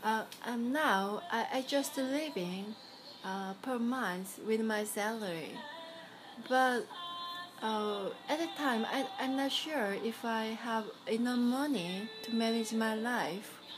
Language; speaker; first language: English; non-native, learner; Korean